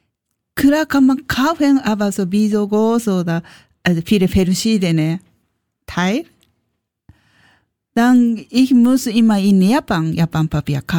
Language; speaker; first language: German; non-native, learner; Japanese